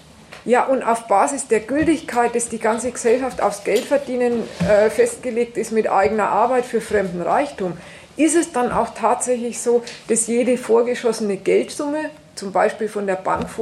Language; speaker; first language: German; native; German